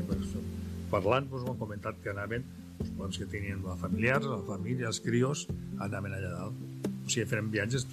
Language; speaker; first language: Catalan; native; Catalan